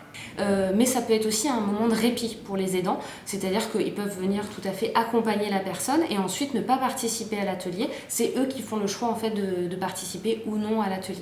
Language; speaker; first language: French; native; French